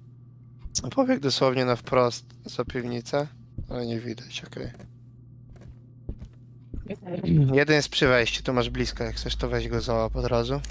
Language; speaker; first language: Polish; native; Polish